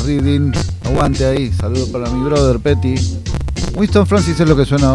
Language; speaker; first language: Spanish; native; Spanish